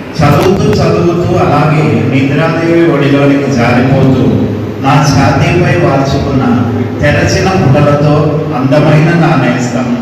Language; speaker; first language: Telugu; native; Telugu